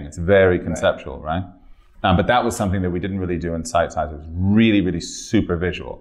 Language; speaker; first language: English; native; English